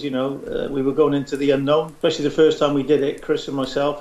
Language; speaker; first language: English; native; English